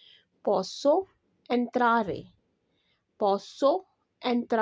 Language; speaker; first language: Italian; non-native, fluent; Urdu